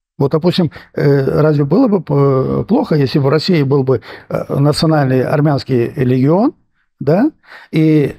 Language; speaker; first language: Russian; non-native, local second language; Armenian